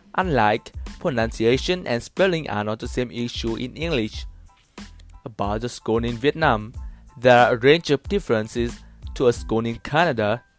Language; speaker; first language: English; non-native, learner; Vietnamese